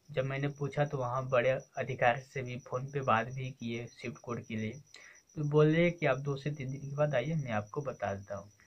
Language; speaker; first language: Hindi; native; Hindi